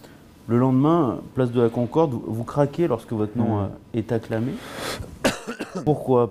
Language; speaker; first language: French; native; French